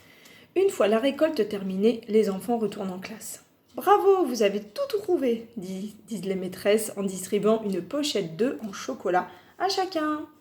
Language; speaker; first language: French; native; French